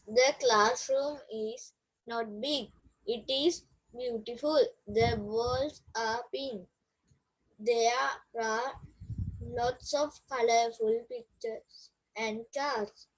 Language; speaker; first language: English; non-native, learner; Sinhala